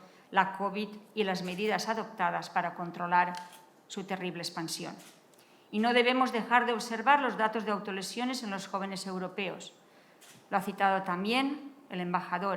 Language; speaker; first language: Spanish; native; Spanish